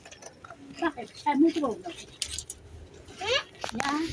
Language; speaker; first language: Dutch; native; Dutch